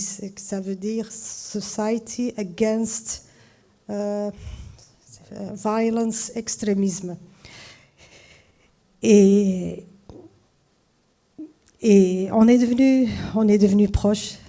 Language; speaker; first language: French; non-native, fluent; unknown